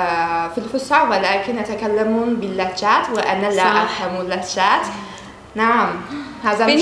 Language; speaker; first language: Arabic; non-native, learner; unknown